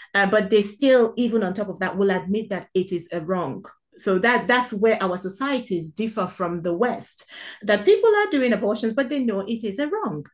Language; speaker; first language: English; non-native, local second language; Igbo